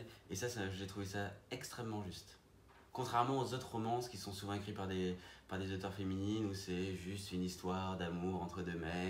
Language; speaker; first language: French; native; French